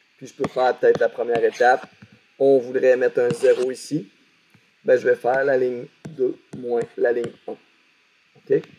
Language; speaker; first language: French; native; French